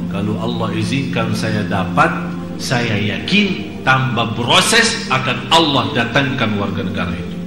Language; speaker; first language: Indonesian; non-native, fluent; Arabic